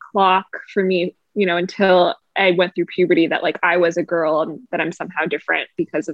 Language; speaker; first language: English; native; English